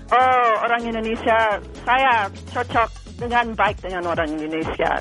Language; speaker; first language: Indonesian; non-native, fluent; English